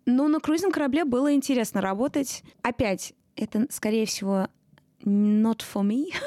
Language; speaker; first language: Russian; early bilingual, heritage; Russian